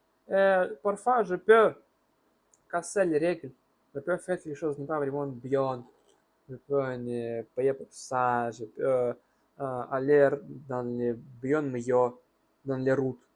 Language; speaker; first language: French; non-native, learner; Russian